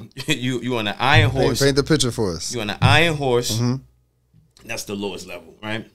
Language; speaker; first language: English; native; English